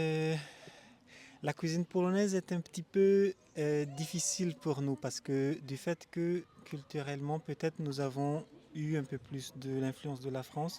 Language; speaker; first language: French; non-native, local second language; Malagasy